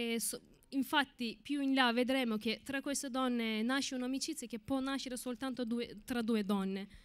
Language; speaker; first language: Italian; non-native, fluent; Turkish